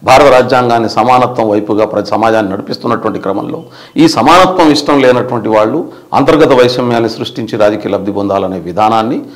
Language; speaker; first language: Telugu; native; Telugu